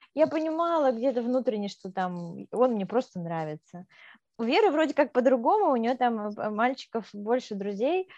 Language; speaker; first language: Russian; native; Russian